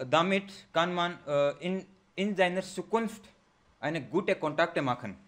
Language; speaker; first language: German; non-native, learner; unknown